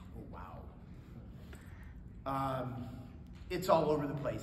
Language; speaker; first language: English; native; English